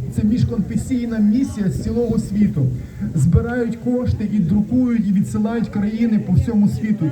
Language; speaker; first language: Ukrainian; non-native, local second language; Russian